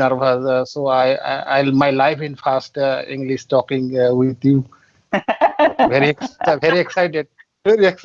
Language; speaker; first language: English; non-native, learner; Bangla